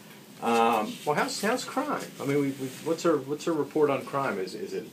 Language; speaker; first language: English; native; English